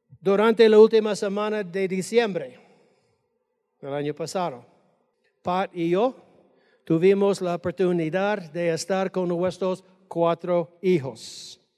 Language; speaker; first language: Spanish; non-native, fluent; English